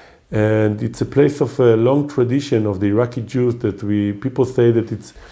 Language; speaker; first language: English; non-native, fluent; Hebrew